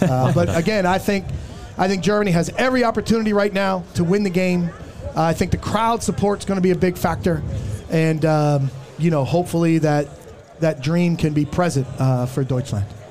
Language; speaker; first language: English; native; English